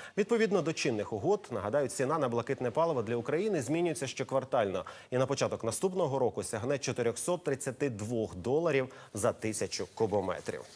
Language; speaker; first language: Ukrainian; native; Ukrainian